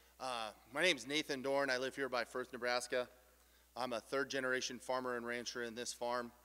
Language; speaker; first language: English; native; English